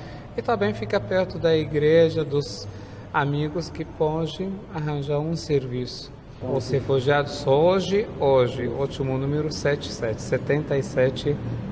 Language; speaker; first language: Portuguese; non-native, fluent; Arabic